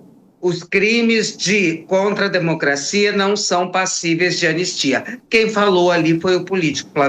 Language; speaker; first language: Portuguese; native; Portuguese